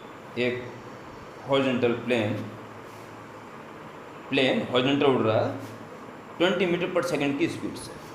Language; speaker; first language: Hindi; native; Hindi